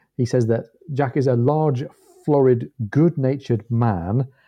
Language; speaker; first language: English; native; English